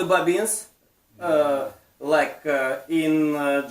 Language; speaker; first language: English; non-native, learner; Russian